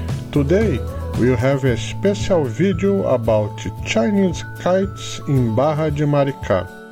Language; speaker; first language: English; non-native, fluent; Portuguese